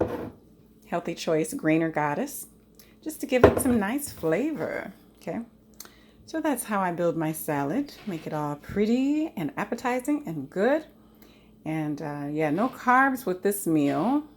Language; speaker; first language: English; native; English